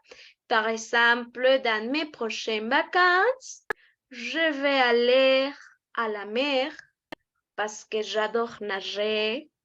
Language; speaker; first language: French; non-native, fluent; Spanish